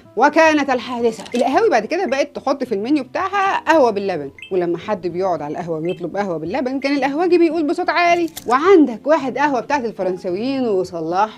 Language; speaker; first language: Arabic; native; Arabic